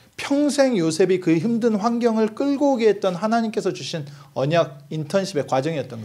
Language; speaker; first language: Korean; native; Korean